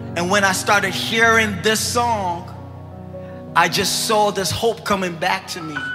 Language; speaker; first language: English; non-native, local second language; Ga